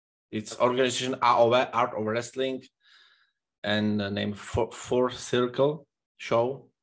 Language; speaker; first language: English; non-native, learner; Czech